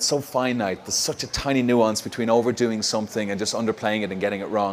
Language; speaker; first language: English; native; English